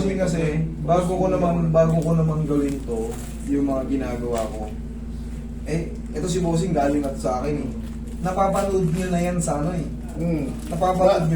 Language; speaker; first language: Filipino; native; Filipino